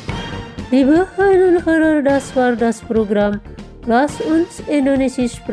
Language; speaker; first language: German; non-native, fluent; Indonesian